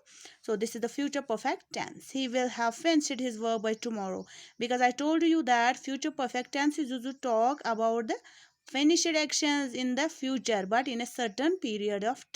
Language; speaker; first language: English; non-native, local second language; Urdu